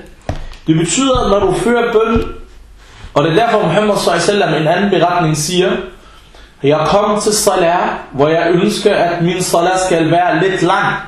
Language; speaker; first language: Danish; early bilingual, other home language; Arabic